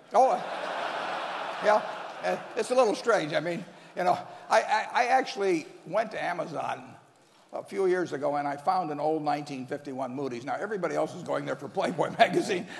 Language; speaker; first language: English; native; English